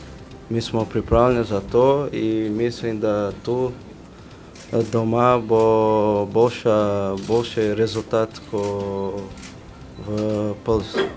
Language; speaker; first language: Slovenian; non-native, learner; Portuguese